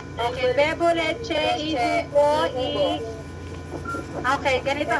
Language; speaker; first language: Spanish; non-native, learner; Filipino